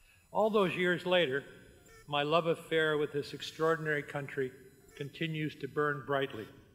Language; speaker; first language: English; early bilingual, other home language; Dutch